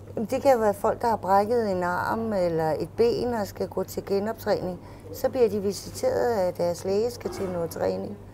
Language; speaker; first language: Danish; native; Danish